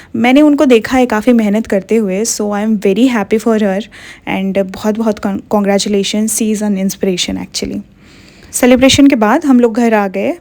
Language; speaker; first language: Hindi; non-native, local second language; Odia